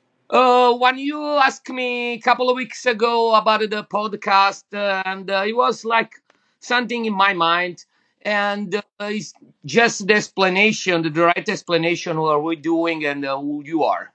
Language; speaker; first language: English; non-native, fluent; Italian